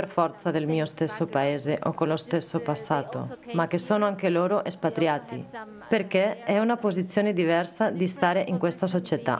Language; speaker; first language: Italian; non-native, fluent; Polish